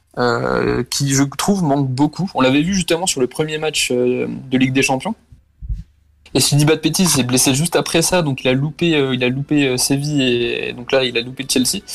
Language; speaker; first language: French; native; French